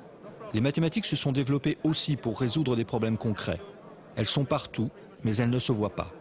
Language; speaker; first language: French; native; French